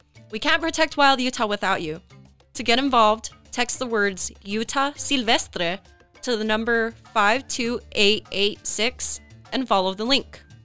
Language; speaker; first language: English; native; English